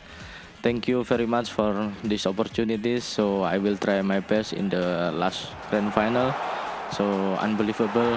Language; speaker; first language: English; non-native, learner; Indonesian